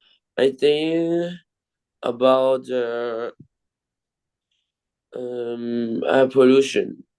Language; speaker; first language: English; non-native, learner; Thai